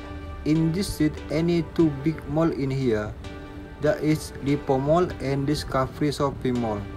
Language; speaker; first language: English; non-native, learner; Indonesian